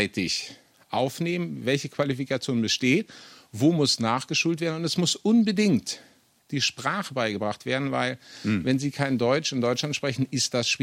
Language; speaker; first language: German; native; German